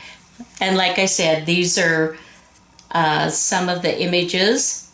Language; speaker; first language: English; native; English